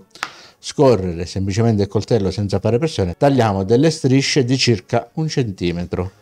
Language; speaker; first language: Italian; native; Italian